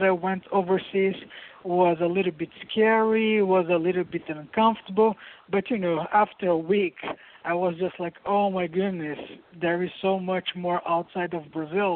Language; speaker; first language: English; non-native, fluent; Portuguese